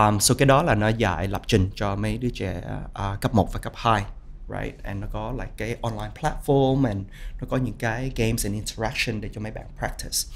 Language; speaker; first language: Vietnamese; early bilingual, heritage; Vietnamese